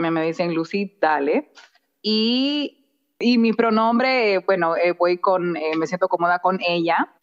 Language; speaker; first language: Spanish; early bilingual, other home language; English